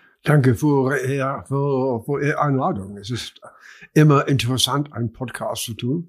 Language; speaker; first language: German; non-native, learner; English